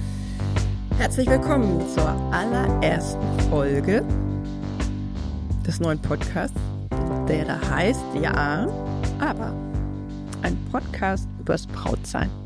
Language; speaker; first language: German; native; German